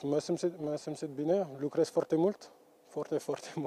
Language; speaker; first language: Romanian; non-native, learner; French